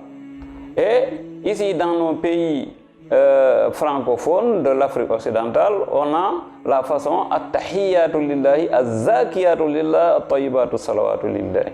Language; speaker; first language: French; non-native, local second language; Wolof